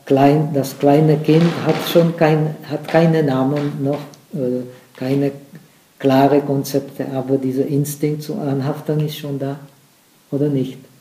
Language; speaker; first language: German; non-native, fluent; Czech